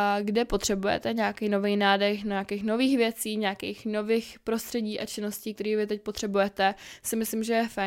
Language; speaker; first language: Czech; native; Czech